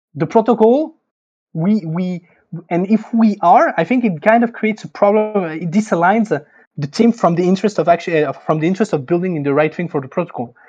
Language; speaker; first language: English; non-native, fluent; French